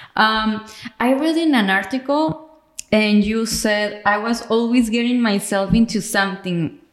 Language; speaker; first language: English; non-native, fluent; Spanish